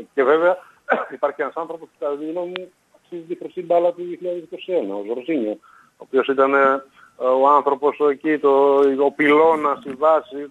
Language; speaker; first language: Greek; native; Greek